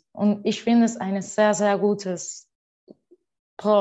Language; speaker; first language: German; non-native, learner; Spanish